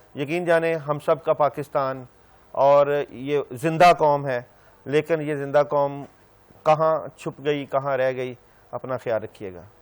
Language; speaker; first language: Urdu; native; Urdu